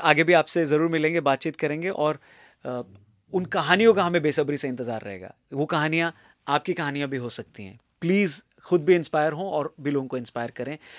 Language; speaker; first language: Hindi; native; Hindi